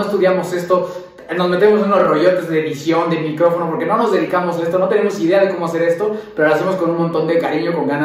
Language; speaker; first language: Spanish; native; Spanish